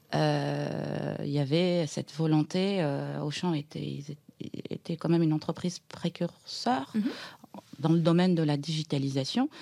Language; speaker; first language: French; non-native, local second language; Arabic